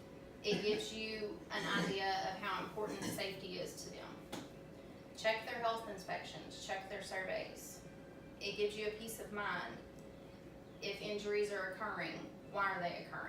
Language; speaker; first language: English; native; English